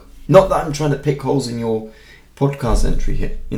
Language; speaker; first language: English; native; English